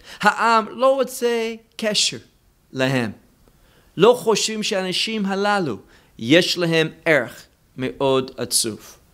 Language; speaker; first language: Hebrew; non-native, fluent; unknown